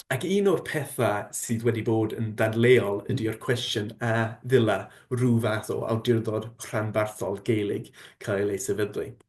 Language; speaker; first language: Welsh; non-native, fluent; English